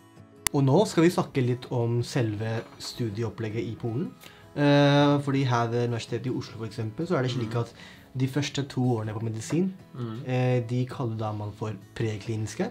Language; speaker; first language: Norwegian; native; Norwegian